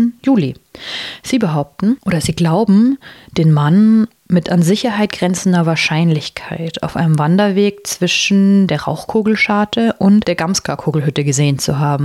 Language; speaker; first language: German; native; German